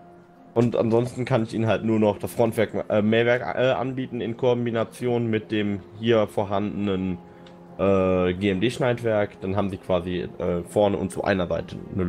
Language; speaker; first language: German; native; German